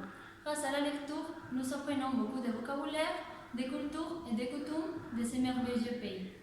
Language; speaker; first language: French; non-native, learner; Spanish